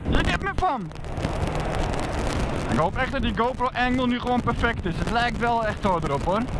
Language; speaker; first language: Dutch; native; Dutch